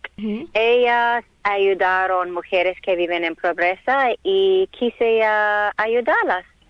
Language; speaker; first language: Spanish; non-native, learner; English